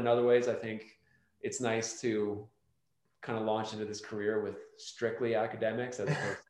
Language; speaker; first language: English; native; English